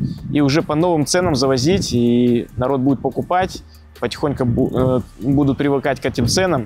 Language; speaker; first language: Russian; native; Russian